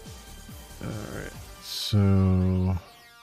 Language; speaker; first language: English; native; English